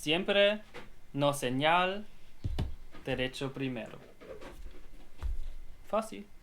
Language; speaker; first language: Spanish; non-native, learner; German